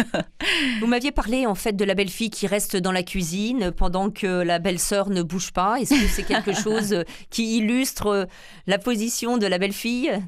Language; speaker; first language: French; native; French